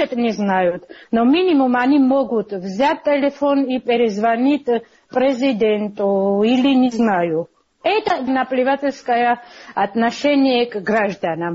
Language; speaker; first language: Russian; non-native, fluent; Georgian